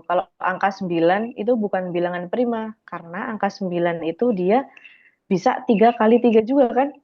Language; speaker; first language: Indonesian; native; Indonesian